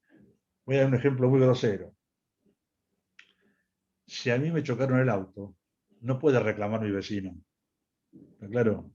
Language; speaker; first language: Spanish; native; Spanish